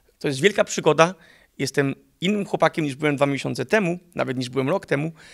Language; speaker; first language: Polish; early bilingual, heritage; Polish